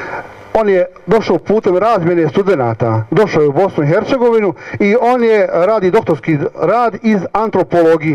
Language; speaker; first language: Croatian; native; Croatian